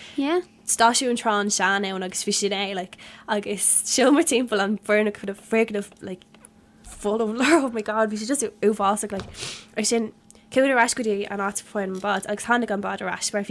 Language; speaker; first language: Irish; non-native, local second language; English